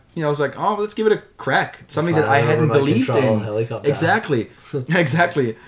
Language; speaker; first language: English; non-native, fluent; German